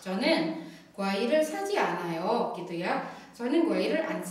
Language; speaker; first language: Korean; non-native, fluent; Indonesian